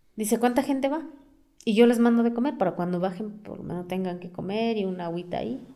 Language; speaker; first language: Spanish; non-native, local second language; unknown